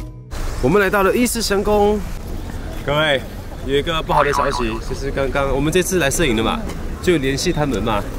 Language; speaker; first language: Chinese; native; Chinese